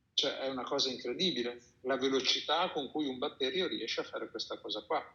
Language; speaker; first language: Italian; native; Italian